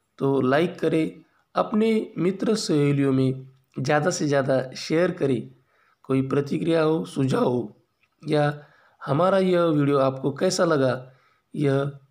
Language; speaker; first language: Hindi; non-native, local second language; Marathi